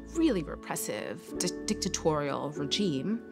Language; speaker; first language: English; native; English